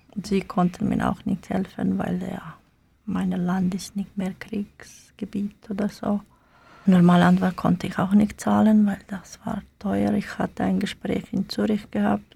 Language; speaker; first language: German; non-native, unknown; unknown